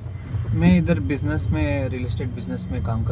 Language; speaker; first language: Hindi; non-native, local second language; Telugu